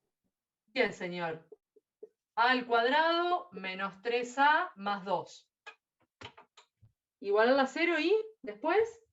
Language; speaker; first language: Spanish; native; Spanish